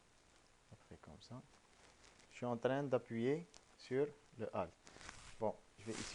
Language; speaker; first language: French; non-native, local second language; Arabic